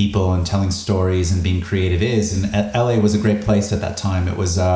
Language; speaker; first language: English; native; English